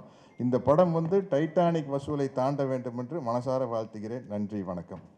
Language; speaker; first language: Tamil; native; Tamil